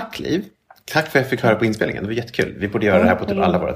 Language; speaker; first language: Swedish; native; Swedish